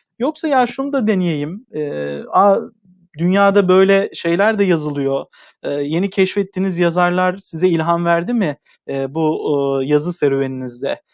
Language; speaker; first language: Turkish; native; Turkish